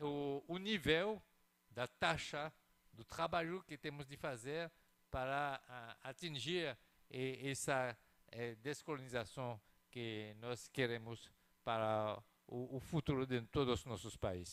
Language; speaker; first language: Portuguese; non-native, fluent; French